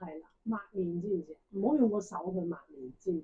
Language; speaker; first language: Cantonese; native; Cantonese